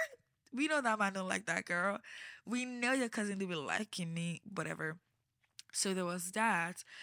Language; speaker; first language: English; non-native, local second language; Yoruba